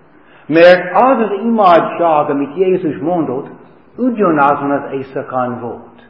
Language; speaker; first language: Hungarian; non-native, fluent; English